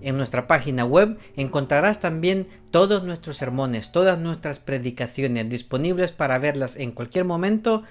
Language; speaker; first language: Spanish; native; Spanish